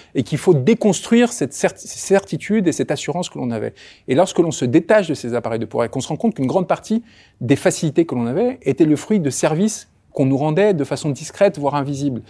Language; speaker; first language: French; early bilingual, other home language; Spanish